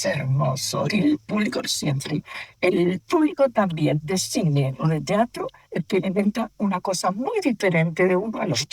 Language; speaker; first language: Spanish; native; Spanish